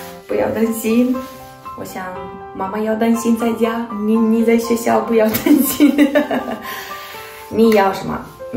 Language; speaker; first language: Chinese; non-native, learner; Ukrainian